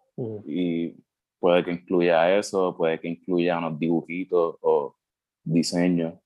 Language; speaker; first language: Spanish; native; Spanish